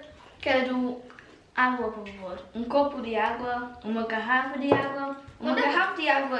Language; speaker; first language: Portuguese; early bilingual, other home language; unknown